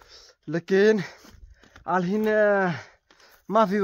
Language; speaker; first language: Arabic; non-native, learner; Bangla